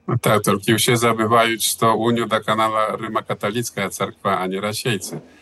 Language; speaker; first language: Belarusian; early bilingual, heritage; Belarusian